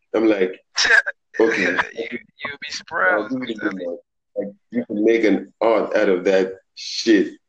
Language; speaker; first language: English; non-native, local second language; Yoruba